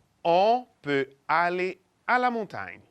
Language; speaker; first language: French; non-native, fluent; Spanish